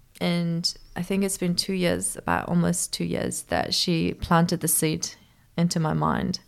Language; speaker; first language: English; early bilingual, other home language; Persian